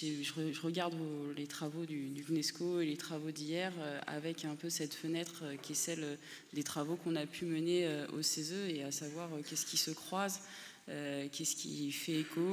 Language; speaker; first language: French; native; French